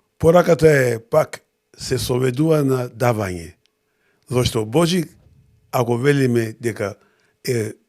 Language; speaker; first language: Macedonian; non-native, fluent; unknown